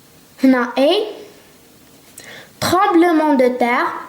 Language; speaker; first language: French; non-native, local second language; Arabic